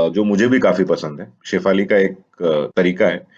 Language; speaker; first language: Hindi; native; Hindi